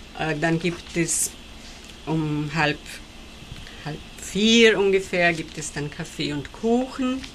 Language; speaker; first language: German; early bilingual, heritage; German